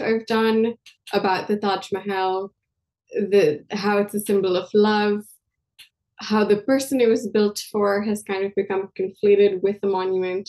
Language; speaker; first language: English; non-native, local second language; Urdu